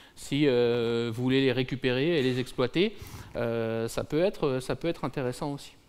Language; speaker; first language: French; native; French